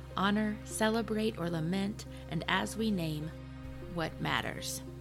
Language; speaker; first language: English; native; English